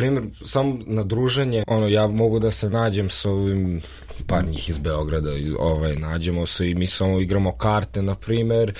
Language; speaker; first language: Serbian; early bilingual, heritage; Serbian